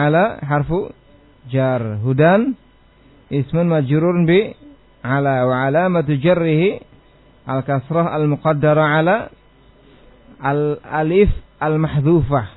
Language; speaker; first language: Arabic; non-native, fluent; Indonesian